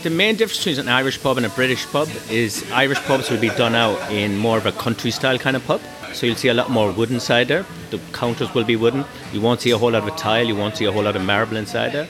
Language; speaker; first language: English; native; English